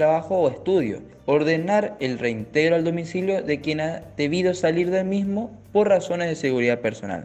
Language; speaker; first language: Spanish; native; Spanish